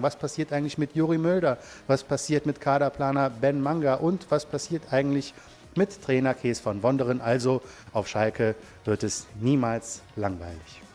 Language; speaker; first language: German; native; German